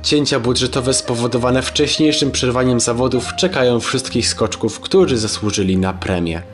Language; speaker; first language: Polish; native; Polish